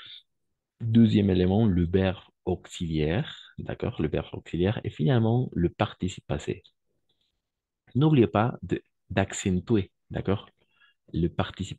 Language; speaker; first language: French; non-native, fluent; Spanish